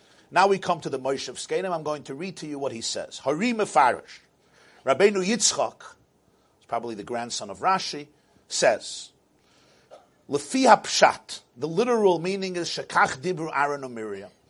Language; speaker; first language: English; native; English